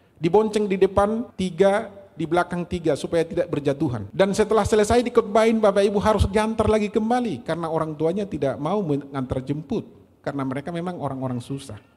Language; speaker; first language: Indonesian; native; Indonesian